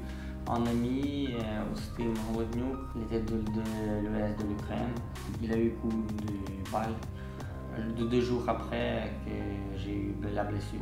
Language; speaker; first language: French; non-native, learner; Ukrainian